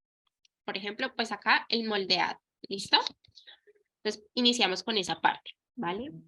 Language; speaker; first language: Spanish; native; Spanish